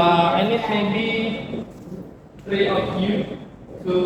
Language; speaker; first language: English; non-native, learner; Indonesian